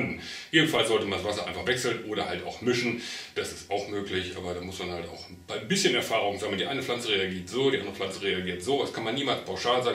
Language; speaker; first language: German; native; German